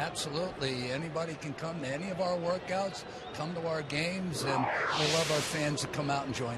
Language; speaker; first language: English; native; English